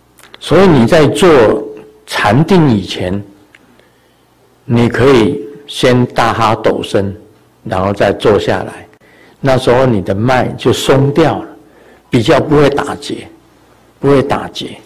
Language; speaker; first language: Chinese; native; Chinese